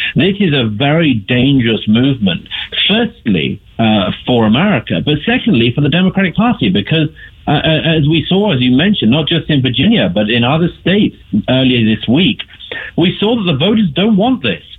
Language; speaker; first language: English; native; English